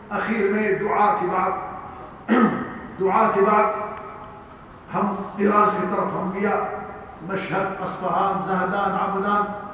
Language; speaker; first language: Urdu; non-native, learner; Arabic